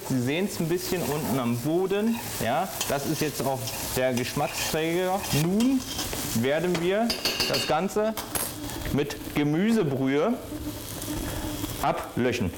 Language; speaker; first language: German; native; German